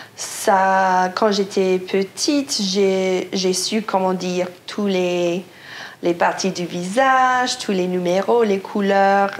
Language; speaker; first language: French; non-native, local second language; English